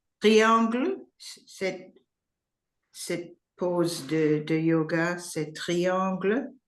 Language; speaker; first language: French; non-native, learner; English